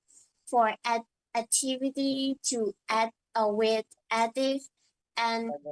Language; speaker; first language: English; non-native, learner; Indonesian